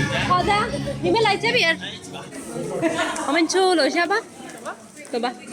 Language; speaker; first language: Chinese; non-native, learner; Urdu